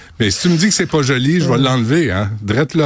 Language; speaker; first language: French; native; French